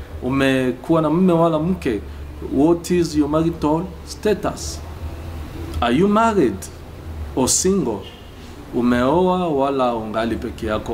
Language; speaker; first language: English; non-native, fluent; Rundi